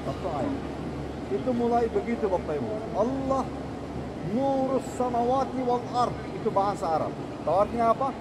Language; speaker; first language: Indonesian; non-native, fluent; Turkish